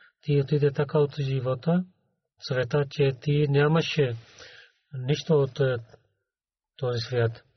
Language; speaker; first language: Bulgarian; non-native, learner; Urdu